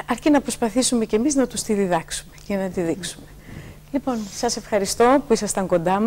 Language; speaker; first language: Greek; native; Greek